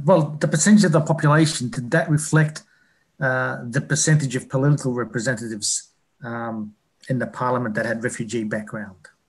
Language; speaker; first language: English; early bilingual, other home language; Greek